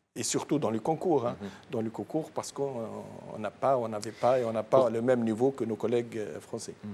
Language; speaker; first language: French; non-native, local second language; Arabic